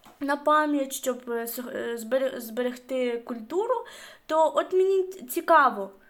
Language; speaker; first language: Ukrainian; non-native, local second language; Russian